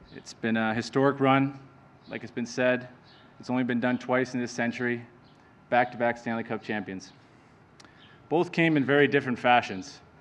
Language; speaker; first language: English; native; English